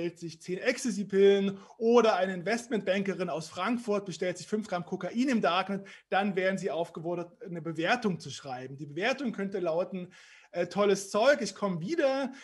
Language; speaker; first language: German; native; German